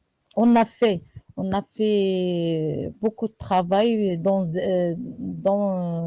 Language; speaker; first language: French; non-native, learner; Arabic